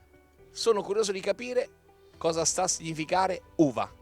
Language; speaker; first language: Italian; native; Italian